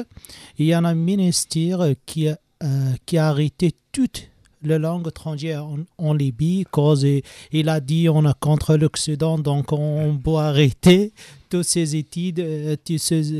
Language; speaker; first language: French; non-native, learner; Arabic